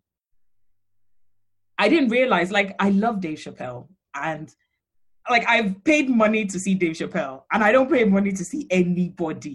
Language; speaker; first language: English; non-native, local second language; Yoruba